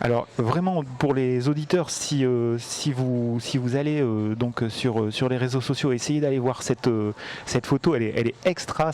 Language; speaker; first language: French; native; French